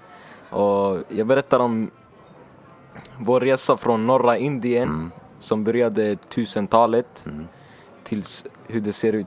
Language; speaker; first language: Swedish; early bilingual, other home language; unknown